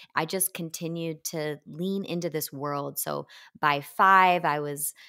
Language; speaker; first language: English; native; English